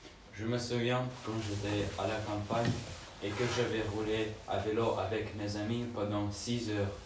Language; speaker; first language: French; non-native, learner; Georgian